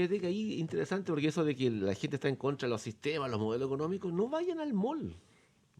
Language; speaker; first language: Spanish; native; Spanish